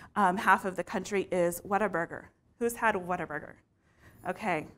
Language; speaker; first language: English; native; English